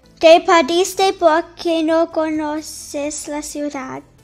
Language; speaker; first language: Spanish; non-native, learner; English